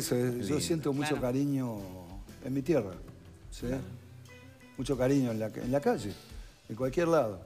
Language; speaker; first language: Spanish; native; Spanish